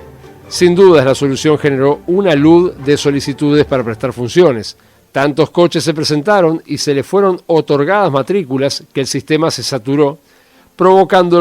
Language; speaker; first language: Spanish; native; Spanish